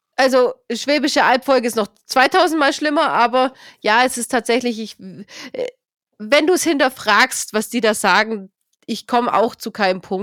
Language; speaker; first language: German; native; German